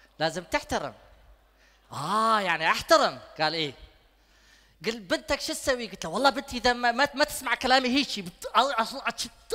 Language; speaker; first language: Arabic; non-native, local second language; Kurdish